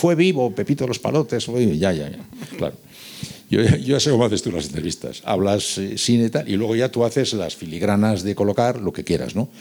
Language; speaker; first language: Spanish; native; Spanish